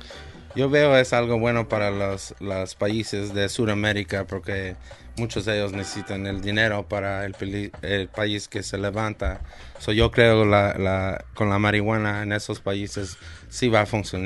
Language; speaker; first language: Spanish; early bilingual, heritage; Spanish